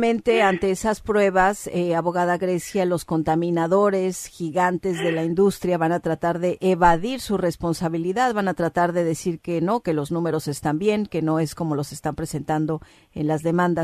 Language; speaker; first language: Spanish; native; Spanish